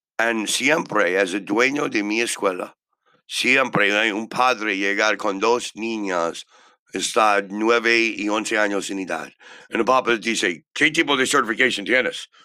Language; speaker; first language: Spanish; non-native, learner; English